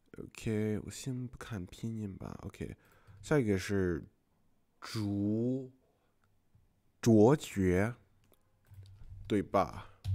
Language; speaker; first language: Chinese; non-native, fluent; English